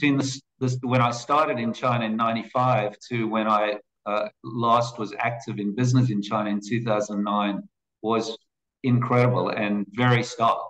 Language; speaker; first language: English; native; English